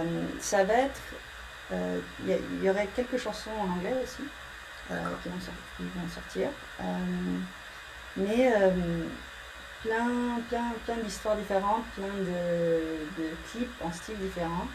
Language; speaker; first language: French; early bilingual, heritage; English